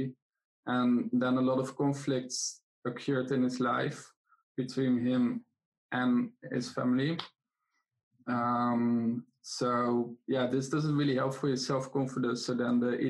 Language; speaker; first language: English; non-native, fluent; Dutch